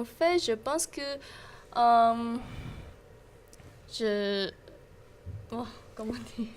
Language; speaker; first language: French; non-native, learner; Chinese